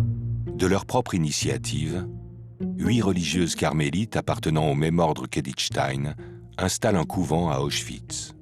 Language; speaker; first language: French; native; French